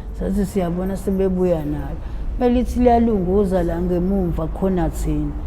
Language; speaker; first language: Zulu; native; Zulu